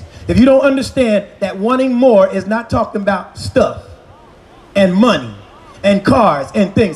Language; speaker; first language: English; native; English